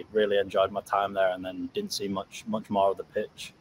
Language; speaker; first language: English; native; English